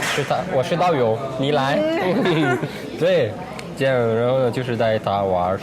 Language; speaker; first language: Chinese; non-native, learner; Arabic